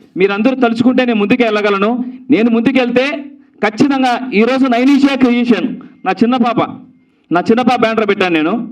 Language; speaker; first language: Telugu; native; Telugu